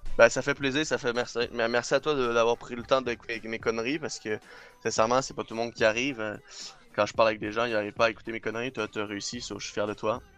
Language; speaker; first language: French; non-native, local second language; English